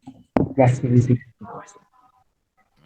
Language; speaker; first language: English; non-native, learner; Vietnamese